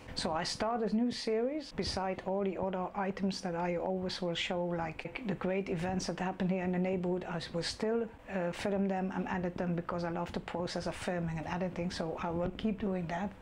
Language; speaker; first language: English; non-native, fluent; Dutch